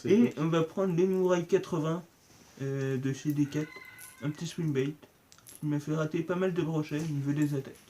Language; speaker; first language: French; native; French